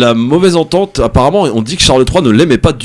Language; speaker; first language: French; native; French